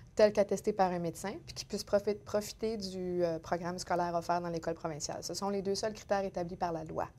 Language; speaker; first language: French; native; French